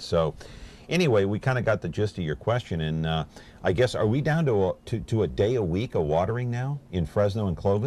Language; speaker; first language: English; native; English